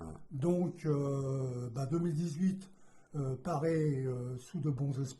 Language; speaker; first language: French; native; French